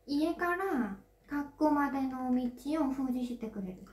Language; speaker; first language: Japanese; non-native, learner; Korean